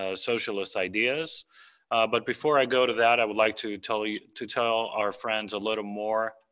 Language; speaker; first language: English; non-native, fluent; Greek